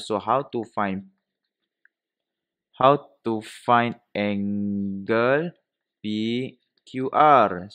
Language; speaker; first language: English; non-native, local second language; Malay